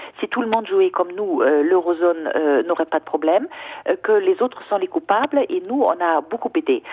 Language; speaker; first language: French; non-native, fluent; German